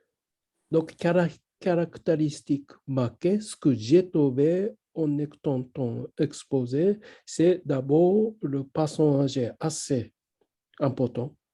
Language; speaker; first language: French; non-native, fluent; Japanese